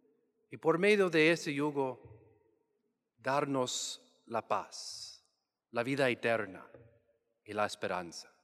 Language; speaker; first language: Spanish; non-native, fluent; English